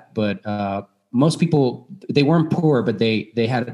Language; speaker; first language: English; non-native, fluent; Bulgarian